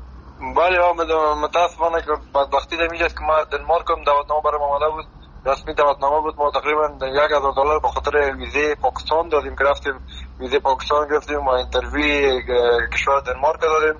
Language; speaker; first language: Persian; native; Persian